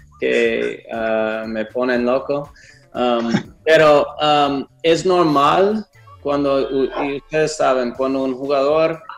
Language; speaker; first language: Spanish; non-native, fluent; English